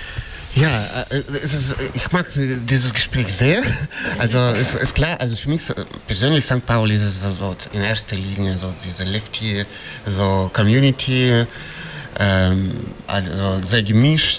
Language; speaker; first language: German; non-native, fluent; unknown